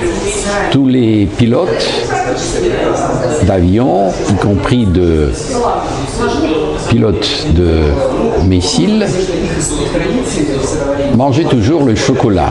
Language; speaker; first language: French; non-native, fluent; Russian